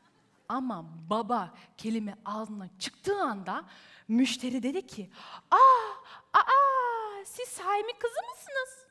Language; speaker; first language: Turkish; early bilingual, heritage; Turkish